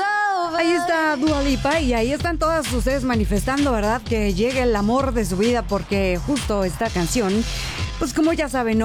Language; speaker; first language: Spanish; native; Spanish